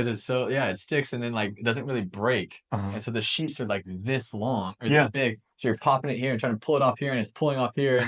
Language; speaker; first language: English; native; English